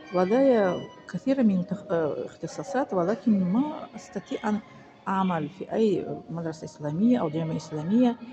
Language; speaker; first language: Arabic; non-native, fluent; Tajik